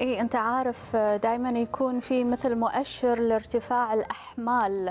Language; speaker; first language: Arabic; native; Arabic